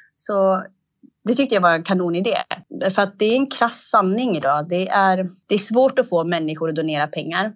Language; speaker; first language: Swedish; early bilingual, other home language; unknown